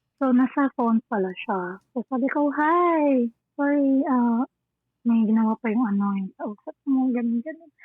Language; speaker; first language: Filipino; non-native, local second language; Cebuano